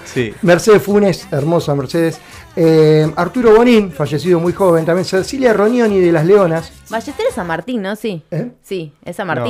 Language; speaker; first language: Spanish; native; Spanish